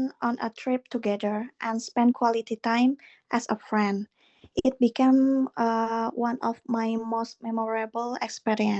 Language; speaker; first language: English; non-native, learner; Indonesian